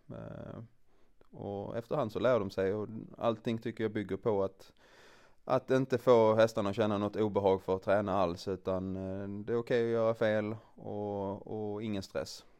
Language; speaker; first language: Swedish; native; Swedish